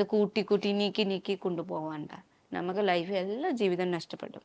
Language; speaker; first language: Malayalam; non-native, learner; Nepali